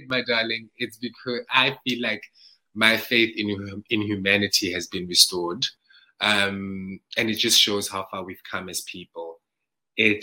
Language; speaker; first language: English; non-native, local second language; Zulu